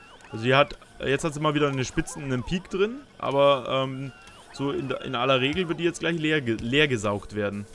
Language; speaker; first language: German; native; German